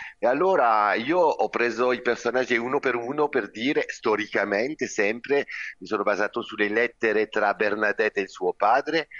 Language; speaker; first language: Italian; non-native, fluent; French